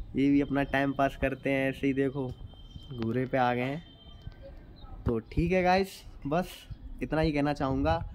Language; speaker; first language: Hindi; native; Hindi